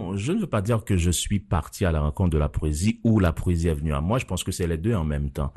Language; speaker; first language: French; non-native, local second language; Haitian Creole